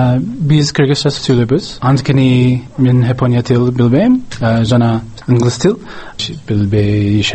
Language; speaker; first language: Kyrgyz; non-native, learner; English